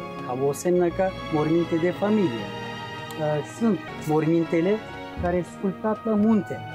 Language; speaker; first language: Romanian; non-native, learner; Turkish